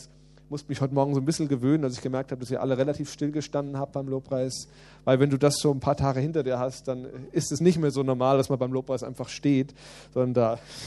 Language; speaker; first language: German; native; German